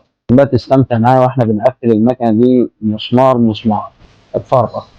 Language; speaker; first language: Arabic; native; Arabic